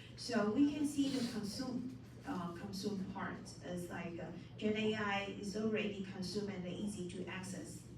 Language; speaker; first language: English; non-native, fluent; Chinese